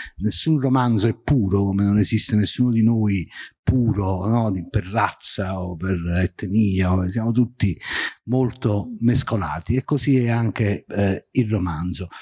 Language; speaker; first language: Italian; native; Italian